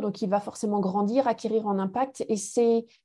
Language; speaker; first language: French; native; French